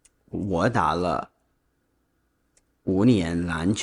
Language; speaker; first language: Chinese; non-native, learner; English